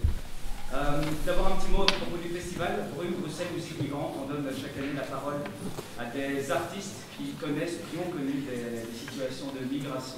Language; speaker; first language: French; native; French